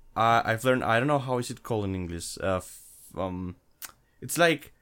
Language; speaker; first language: English; non-native, fluent; Spanish